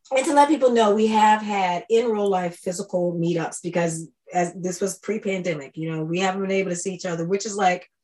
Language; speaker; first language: English; native; English